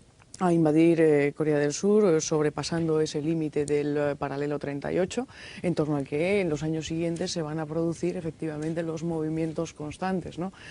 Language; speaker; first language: Spanish; native; Spanish